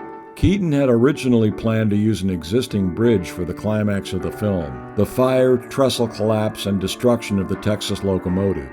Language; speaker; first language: English; native; English